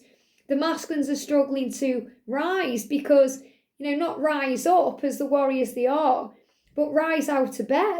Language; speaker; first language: English; native; English